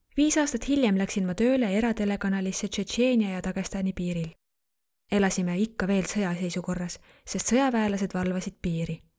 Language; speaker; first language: Estonian; non-native, fluent; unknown